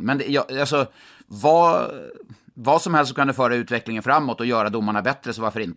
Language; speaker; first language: Swedish; native; Swedish